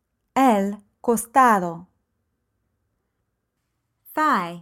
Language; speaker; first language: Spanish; non-native, fluent; English